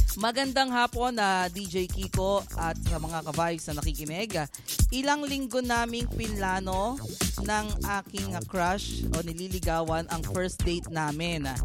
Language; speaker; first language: Filipino; native; Filipino